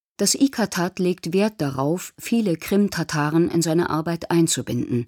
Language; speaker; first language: German; native; German